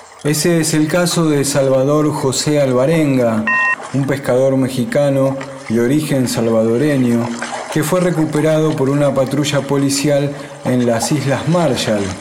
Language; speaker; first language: Spanish; native; Spanish